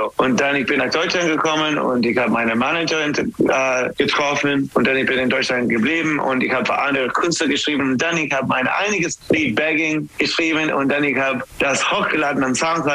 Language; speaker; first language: German; non-native, fluent; English